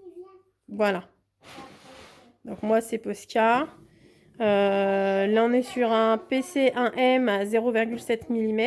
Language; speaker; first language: French; native; French